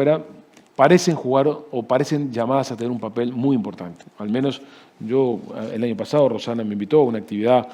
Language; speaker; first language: Spanish; native; Spanish